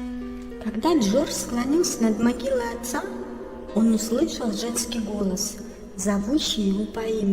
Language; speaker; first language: Russian; native; Russian